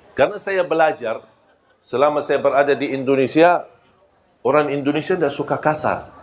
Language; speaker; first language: Malay; non-native, fluent; Arabic